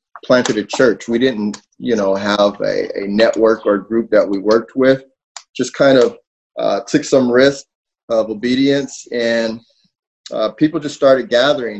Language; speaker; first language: English; native; English